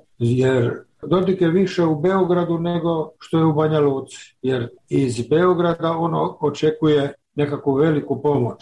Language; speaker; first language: Serbian; native; Serbian